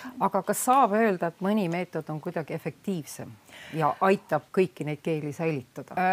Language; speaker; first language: Estonian; native; Estonian